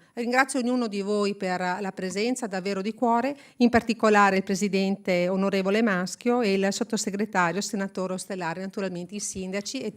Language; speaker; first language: Italian; native; Italian